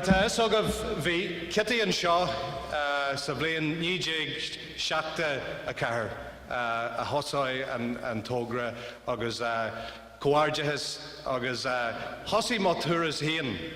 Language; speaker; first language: Irish; non-native, learner; English